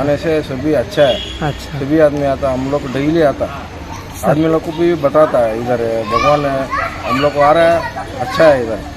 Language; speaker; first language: Hindi; non-native, local second language; Kannada